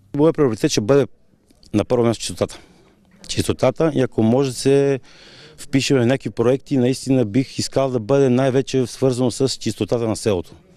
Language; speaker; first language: Bulgarian; native; Bulgarian